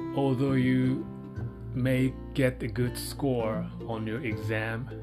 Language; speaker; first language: English; non-native, fluent; Japanese